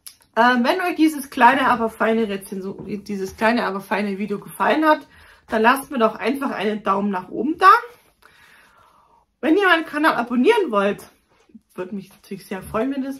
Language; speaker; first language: German; native; German